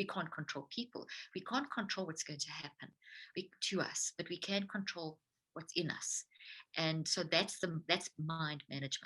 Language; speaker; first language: English; native; English